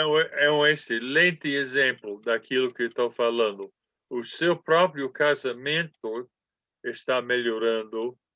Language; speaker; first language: Portuguese; non-native, fluent; English